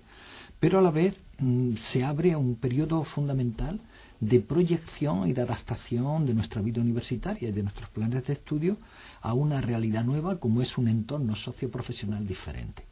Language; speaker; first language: Spanish; native; Spanish